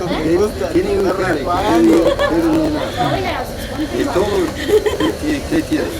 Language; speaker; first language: Spanish; native; Spanish